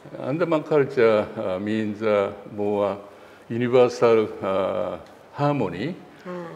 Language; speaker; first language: English; non-native, learner; Japanese